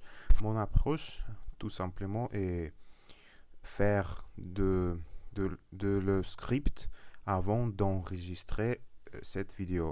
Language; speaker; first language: French; non-native, learner; Russian